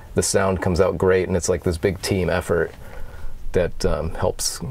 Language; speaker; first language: English; native; English